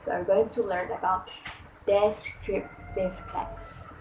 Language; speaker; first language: English; non-native, fluent; Indonesian